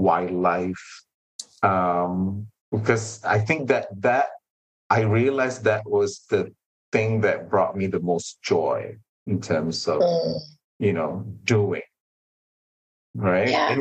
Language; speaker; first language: English; non-native, local second language; Malay